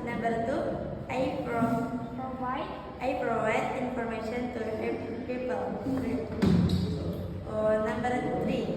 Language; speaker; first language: English; non-native, learner; Indonesian